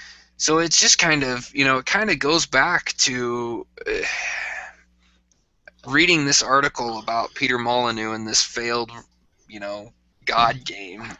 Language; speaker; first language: English; native; English